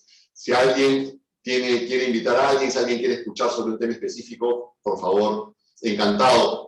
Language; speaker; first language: Spanish; native; Spanish